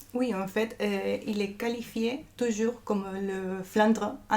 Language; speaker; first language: French; non-native, fluent; Spanish